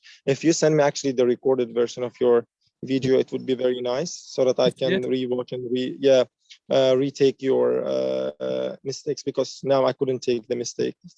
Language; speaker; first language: English; non-native, fluent; Uzbek